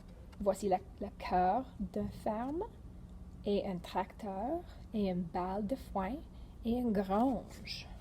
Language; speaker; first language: French; non-native, fluent; English